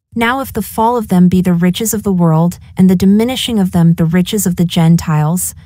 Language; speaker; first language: English; native; English